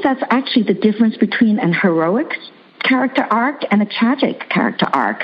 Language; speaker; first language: English; early bilingual, other home language; Chinese